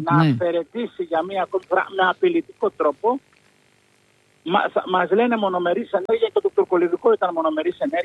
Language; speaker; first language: Greek; native; Greek